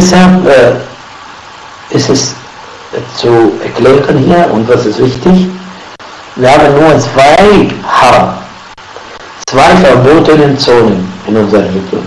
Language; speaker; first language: German; non-native, fluent; Arabic